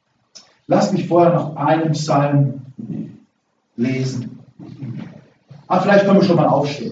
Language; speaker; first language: German; native; German